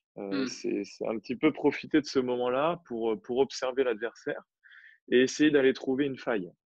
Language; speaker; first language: French; native; French